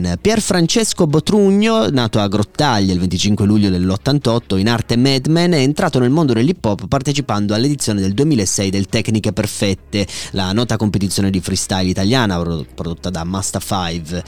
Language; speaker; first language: Italian; native; Italian